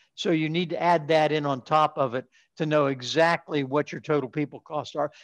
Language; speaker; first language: English; native; English